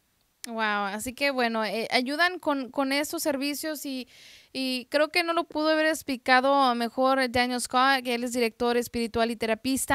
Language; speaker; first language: Spanish; native; Spanish